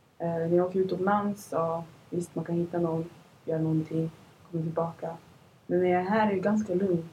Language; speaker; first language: Swedish; native; Swedish